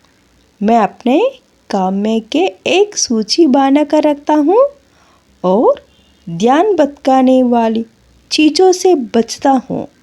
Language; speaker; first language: Hindi; non-native, local second language; Telugu